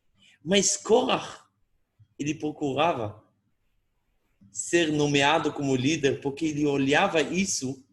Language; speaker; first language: Portuguese; non-native, fluent; Hebrew